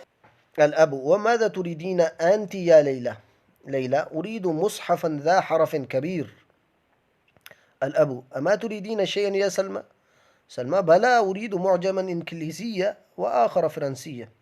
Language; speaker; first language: Arabic; non-native, fluent; Urdu